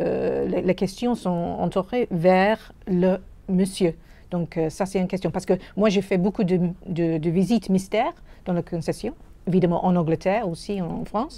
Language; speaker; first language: French; non-native, fluent; English